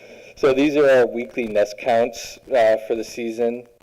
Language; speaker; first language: English; native; English